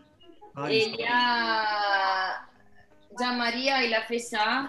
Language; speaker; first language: French; non-native, fluent; Italian